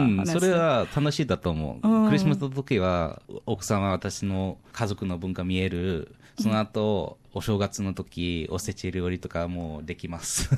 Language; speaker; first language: Japanese; non-native, learner; English